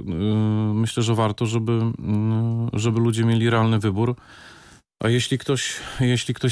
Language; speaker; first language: Polish; native; Polish